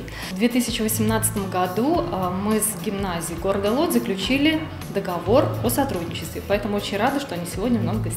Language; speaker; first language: Russian; native; Russian